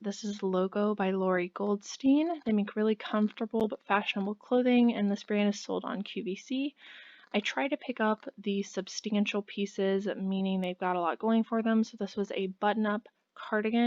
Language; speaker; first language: English; native; English